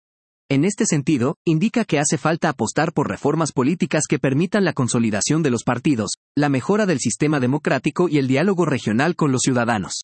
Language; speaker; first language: Spanish; native; Spanish